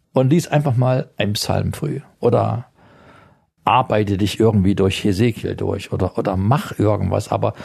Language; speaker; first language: German; native; German